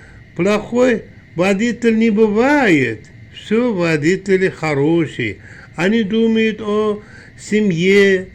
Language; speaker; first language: Russian; non-native, learner; Uzbek